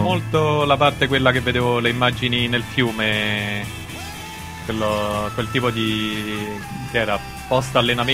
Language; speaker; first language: Italian; native; Italian